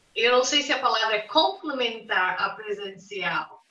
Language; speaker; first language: Portuguese; non-native, fluent; English